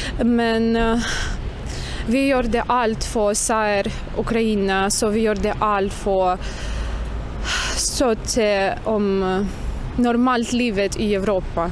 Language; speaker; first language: Norwegian; non-native, learner; Ukrainian